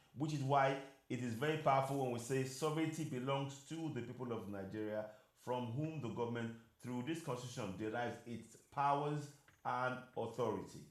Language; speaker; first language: English; non-native, local second language; Yoruba